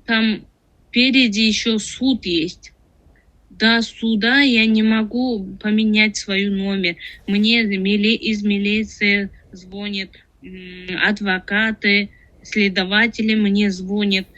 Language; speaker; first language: Russian; non-native, learner; Tajik